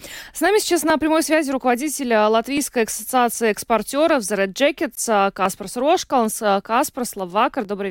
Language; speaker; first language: Russian; native; Russian